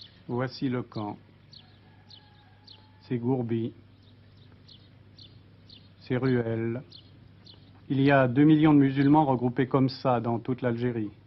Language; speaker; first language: French; native; French